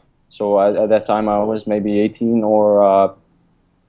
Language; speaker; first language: English; non-native, fluent; Lithuanian